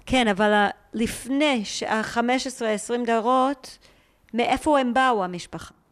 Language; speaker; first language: Hebrew; native; Hebrew